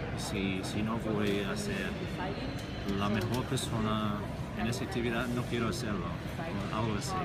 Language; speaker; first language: Spanish; non-native, learner; English